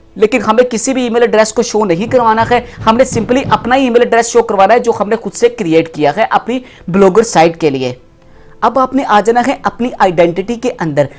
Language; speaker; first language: Urdu; non-native, local second language; Punjabi